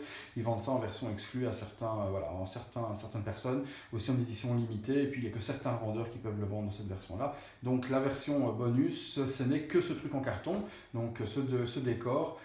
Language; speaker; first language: French; native; French